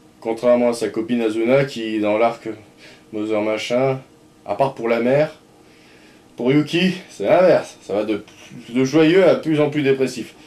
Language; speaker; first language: French; native; French